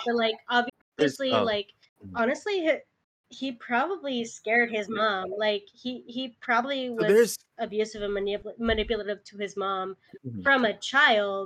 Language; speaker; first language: English; early bilingual, other home language; Spanish